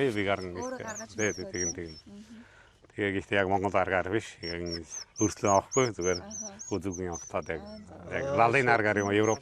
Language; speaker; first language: Mongolian; non-native, fluent; Hungarian